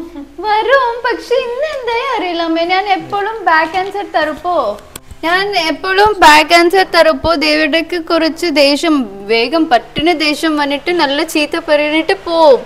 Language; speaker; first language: Malayalam; non-native, learner; Tamil